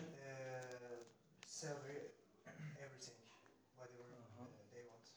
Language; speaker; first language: English; non-native, learner; Turkish